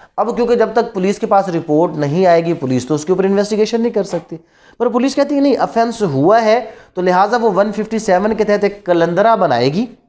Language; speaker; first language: Urdu; non-native, local second language; Punjabi